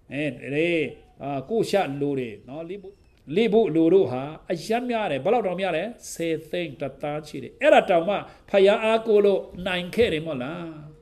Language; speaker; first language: Burmese; non-native, local second language; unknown